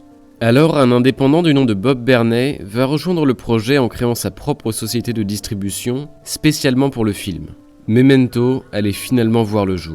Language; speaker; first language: French; native; French